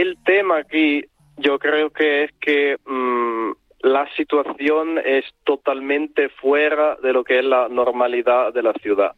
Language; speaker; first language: Spanish; non-native, fluent; Italian